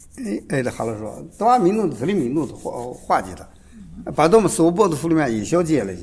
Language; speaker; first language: Russian; non-native, learner; Chinese